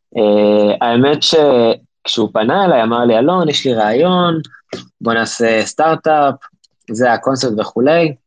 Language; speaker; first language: Hebrew; native; Hebrew